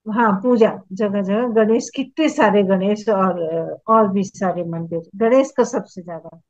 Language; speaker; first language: Hindi; native; Hindi